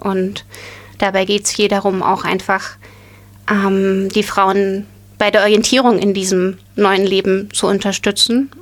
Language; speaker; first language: German; native; German